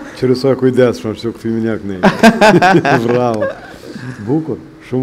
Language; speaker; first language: Albanian; native; Albanian